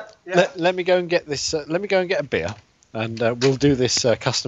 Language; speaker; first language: English; native; English